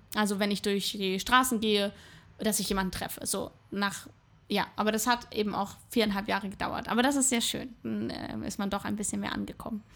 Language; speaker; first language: German; native; German